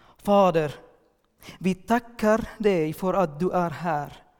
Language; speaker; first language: Swedish; non-native, learner; Arabic